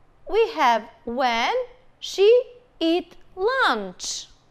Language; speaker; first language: English; non-native, fluent; Albanian